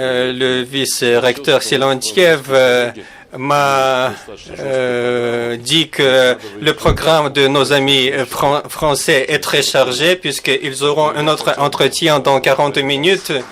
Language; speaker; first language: French; non-native, fluent; Russian